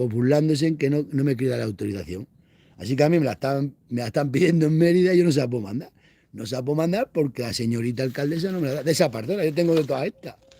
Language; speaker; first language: Spanish; native; Spanish